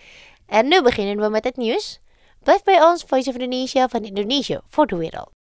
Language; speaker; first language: Dutch; non-native, fluent; Indonesian